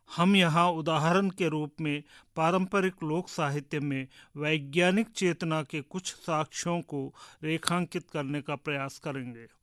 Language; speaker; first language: Hindi; native; Hindi